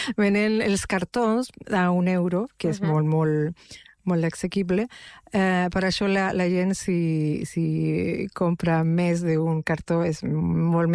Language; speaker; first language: Catalan; non-native, fluent; Spanish